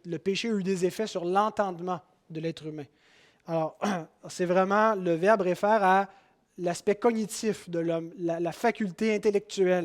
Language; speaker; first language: French; native; French